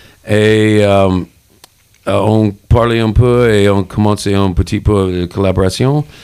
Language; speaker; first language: French; non-native, learner; English